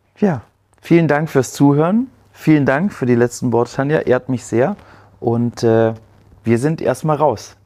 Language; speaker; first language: German; native; German